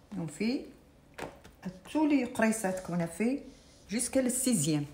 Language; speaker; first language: French; non-native, local second language; Arabic